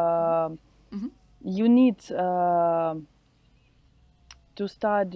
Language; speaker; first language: English; non-native, learner; Russian